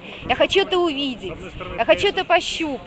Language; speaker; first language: Russian; native; Russian